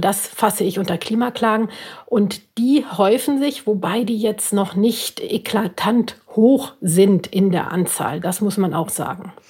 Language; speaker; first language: German; native; German